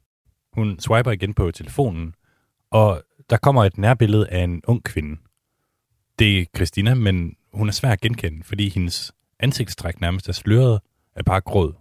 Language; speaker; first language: Danish; native; Danish